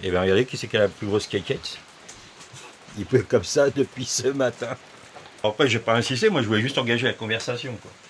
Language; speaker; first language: French; native; French